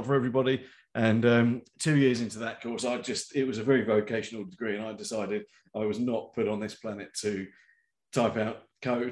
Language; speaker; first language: English; native; English